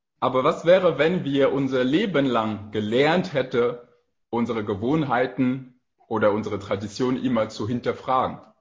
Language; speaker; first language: German; non-native, fluent; French